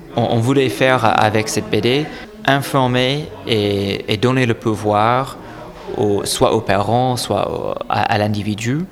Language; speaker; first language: French; non-native, fluent; English